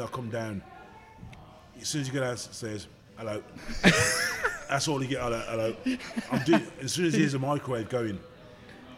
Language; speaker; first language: English; native; English